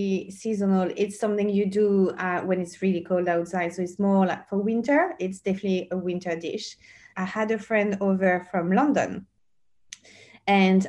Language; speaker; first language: English; non-native, fluent; French